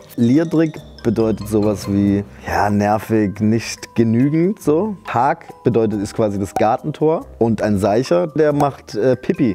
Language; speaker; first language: German; native; German